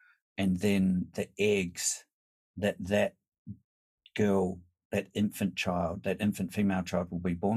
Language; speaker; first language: English; native; English